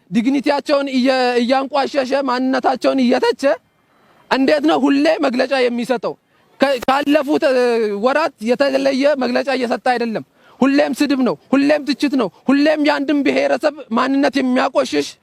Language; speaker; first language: Amharic; non-native, local second language; Oromo